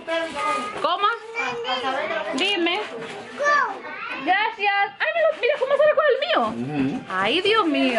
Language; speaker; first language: Spanish; early bilingual, heritage; English